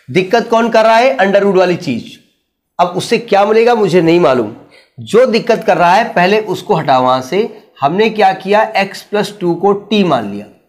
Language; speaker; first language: Hindi; native; Hindi